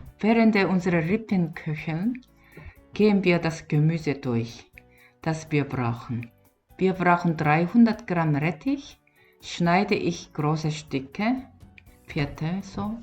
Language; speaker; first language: German; non-native, learner; Korean